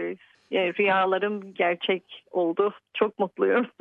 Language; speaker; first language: Turkish; early bilingual, heritage; Turkish